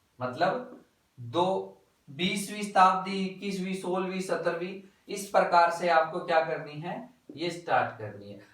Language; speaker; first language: Hindi; native; Hindi